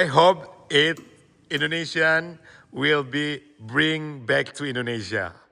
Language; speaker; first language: English; non-native, learner; Indonesian